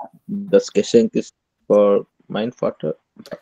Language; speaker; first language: German; non-native, learner; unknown